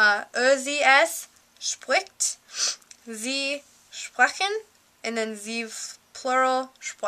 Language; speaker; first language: German; non-native, learner; English